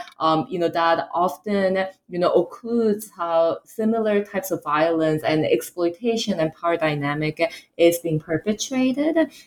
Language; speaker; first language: English; native; English